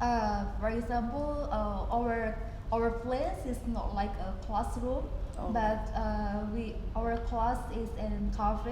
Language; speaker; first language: English; non-native, learner; Indonesian